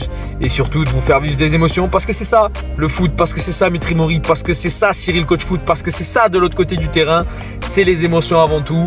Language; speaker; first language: French; native; French